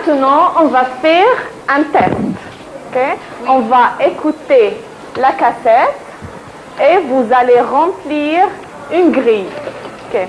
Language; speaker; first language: French; non-native, fluent; Arabic